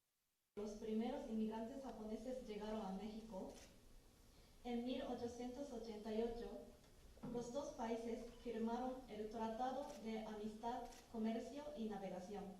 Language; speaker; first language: Spanish; non-native, learner; Japanese